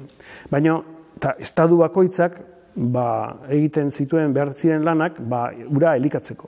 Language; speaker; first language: Basque; native; Basque